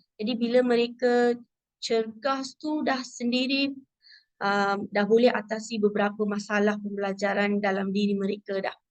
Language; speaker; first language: Malay; non-native, local second language; Tamil